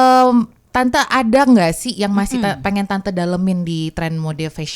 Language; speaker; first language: Indonesian; native; Indonesian